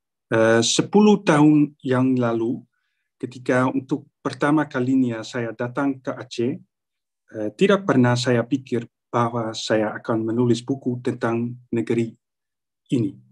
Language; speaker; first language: Indonesian; non-native, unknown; Dutch